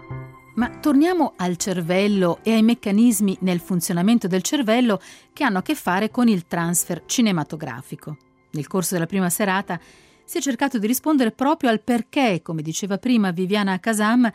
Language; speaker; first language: Italian; native; Italian